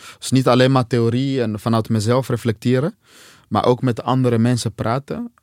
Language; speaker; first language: Dutch; non-native, fluent; Swahili